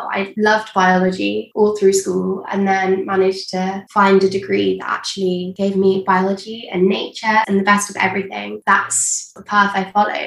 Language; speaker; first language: English; native; English